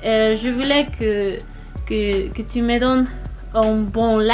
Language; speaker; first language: French; non-native, learner; Spanish